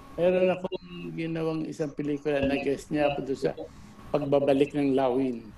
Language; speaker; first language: Filipino; native; Filipino